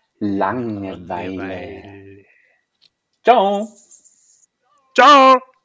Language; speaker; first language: German; native; German